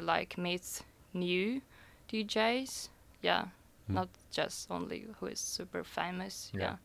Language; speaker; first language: English; non-native, fluent; Russian